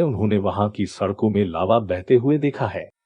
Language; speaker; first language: Hindi; native; Hindi